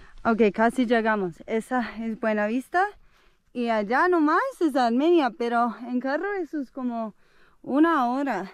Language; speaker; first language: Spanish; non-native, fluent; English